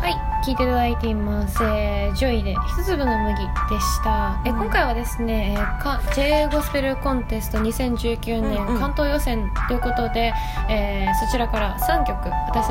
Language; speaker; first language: Japanese; native; Japanese